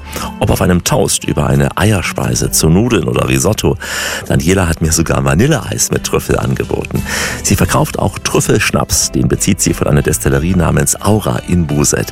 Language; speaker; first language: German; native; German